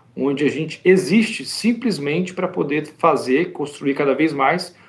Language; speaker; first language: Portuguese; native; Portuguese